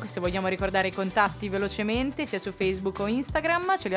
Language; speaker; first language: Italian; native; Italian